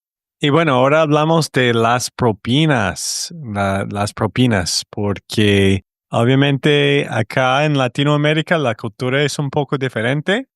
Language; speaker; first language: Spanish; non-native, fluent; English